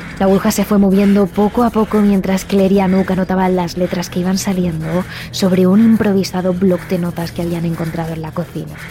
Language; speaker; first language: Spanish; native; Spanish